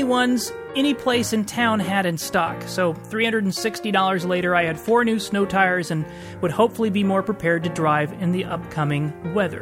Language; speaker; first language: English; native; English